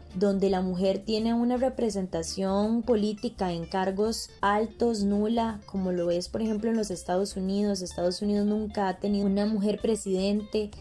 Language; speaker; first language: Spanish; native; Spanish